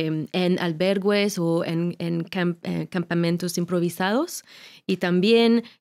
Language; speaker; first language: Spanish; non-native, fluent; French